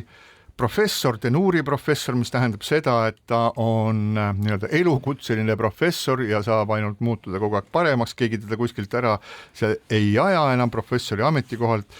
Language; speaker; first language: Estonian; native; Estonian